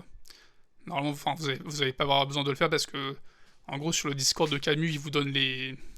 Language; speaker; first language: French; native; French